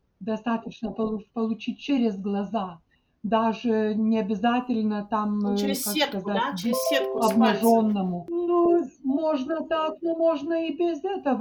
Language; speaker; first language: Russian; non-native, fluent; Lithuanian